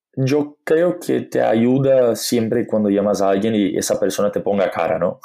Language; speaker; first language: Spanish; non-native, fluent; Portuguese